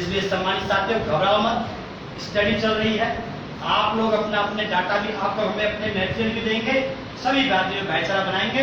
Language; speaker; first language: Hindi; native; Hindi